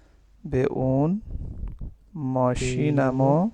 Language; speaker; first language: Persian; non-native, fluent; Urdu